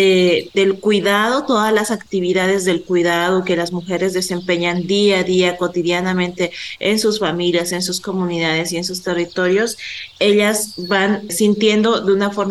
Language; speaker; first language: Spanish; native; Spanish